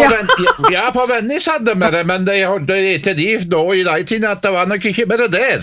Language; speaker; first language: Norwegian; native; Norwegian